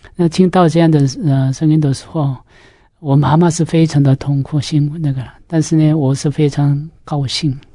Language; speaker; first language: Chinese; non-native, fluent; Korean